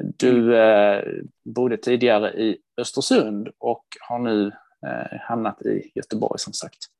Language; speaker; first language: Swedish; early bilingual, other home language; Hebrew